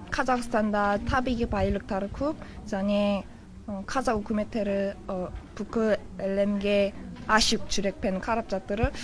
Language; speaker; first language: Kazakh; non-native, learner; Korean